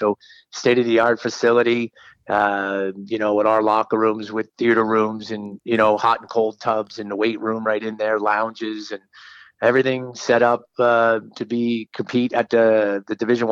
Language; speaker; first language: English; native; English